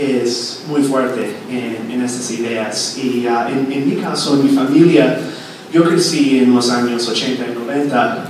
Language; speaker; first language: Spanish; non-native, fluent; English